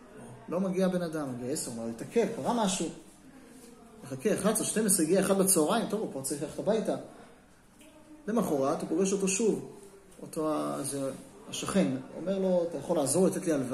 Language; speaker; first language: Hebrew; native; Hebrew